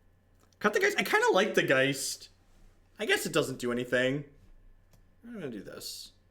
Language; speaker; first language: English; native; English